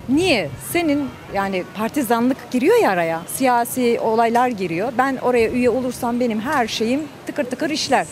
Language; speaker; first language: Turkish; native; Turkish